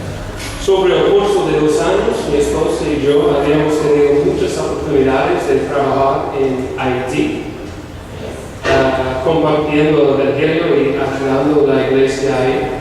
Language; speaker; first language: Spanish; non-native, fluent; English